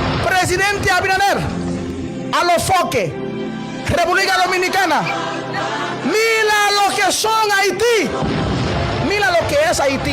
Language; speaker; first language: Spanish; non-native, learner; Haitian Creole